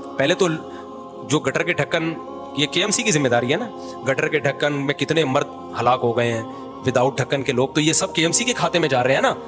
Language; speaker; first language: Urdu; native; Urdu